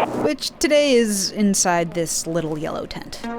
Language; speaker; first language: English; native; English